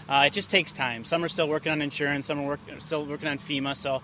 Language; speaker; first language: English; native; English